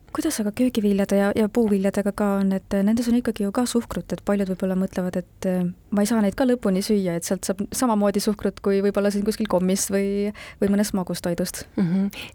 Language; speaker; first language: Estonian; native; Estonian